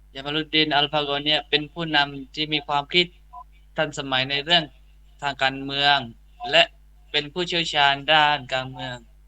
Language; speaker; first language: Thai; non-native, local second language; Pattani Malay